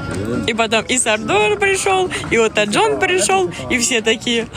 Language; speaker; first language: Russian; non-native, local second language; Uzbek